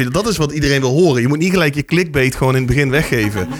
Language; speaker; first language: Dutch; native; Dutch